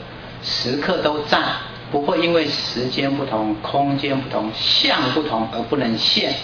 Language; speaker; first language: Chinese; native; Chinese